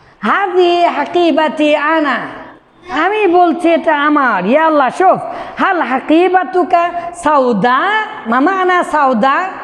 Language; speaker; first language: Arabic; non-native, fluent; Bangla